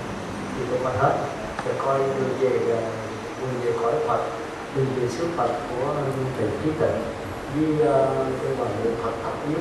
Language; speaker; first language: Vietnamese; native; Vietnamese